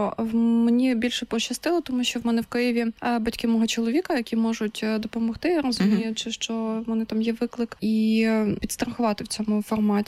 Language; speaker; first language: Ukrainian; native; Ukrainian